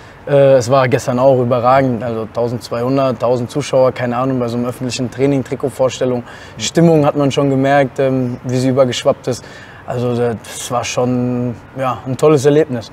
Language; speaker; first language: German; native; German